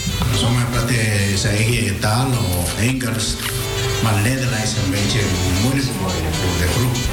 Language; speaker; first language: Dutch; non-native, learner; Spanish